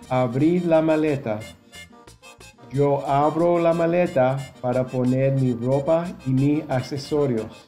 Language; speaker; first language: Spanish; non-native, fluent; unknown